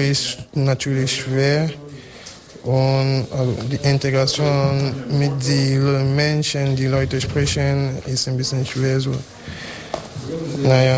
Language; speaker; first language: German; non-native, learner; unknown